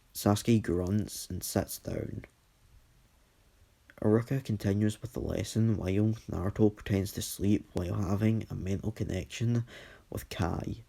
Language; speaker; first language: English; native; English